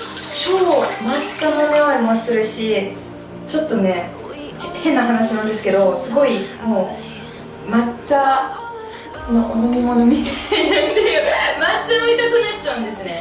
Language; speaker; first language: Japanese; non-native, fluent; Italian